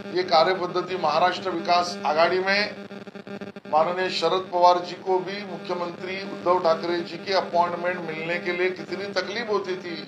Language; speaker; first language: Hindi; non-native, local second language; Marathi